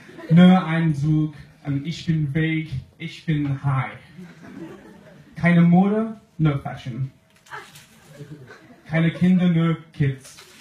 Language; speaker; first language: German; non-native, fluent; English